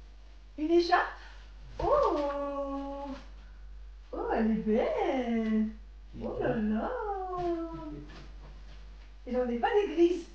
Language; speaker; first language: French; native; French